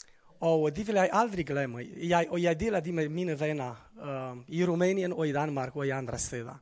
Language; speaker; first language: Norwegian; non-native, fluent; Romanian